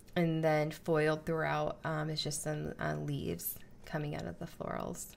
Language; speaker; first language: English; native; English